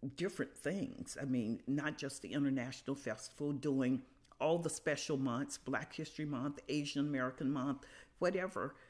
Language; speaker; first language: English; native; English